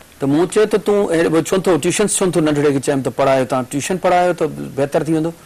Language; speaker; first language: Sindhi; native; Sindhi